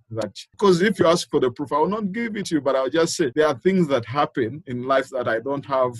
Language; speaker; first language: English; non-native, local second language; Ganda